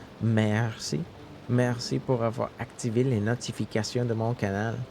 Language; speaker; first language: French; non-native, local second language; English